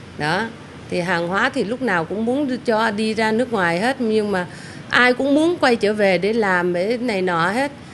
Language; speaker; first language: Vietnamese; native; Vietnamese